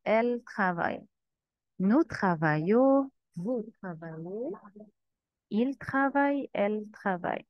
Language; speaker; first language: French; non-native, fluent; Arabic